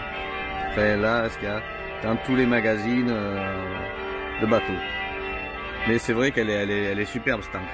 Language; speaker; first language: French; native; French